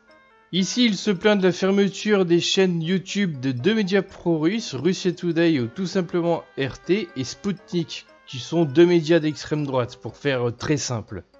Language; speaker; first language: French; native; French